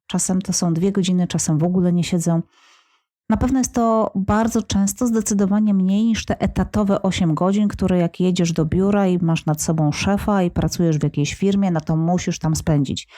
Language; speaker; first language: Polish; native; Polish